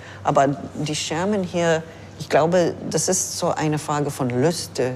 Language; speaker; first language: German; non-native, fluent; English